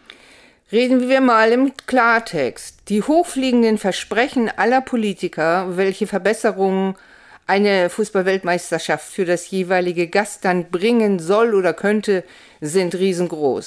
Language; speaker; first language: German; native; German